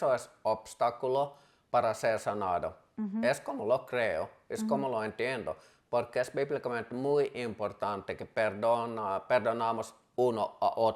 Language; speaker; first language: Spanish; non-native, fluent; Finnish